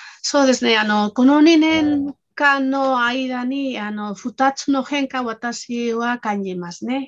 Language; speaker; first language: Japanese; non-native, fluent; Spanish